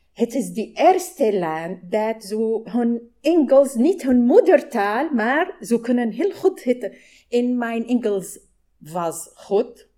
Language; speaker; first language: Dutch; non-native, learner; Arabic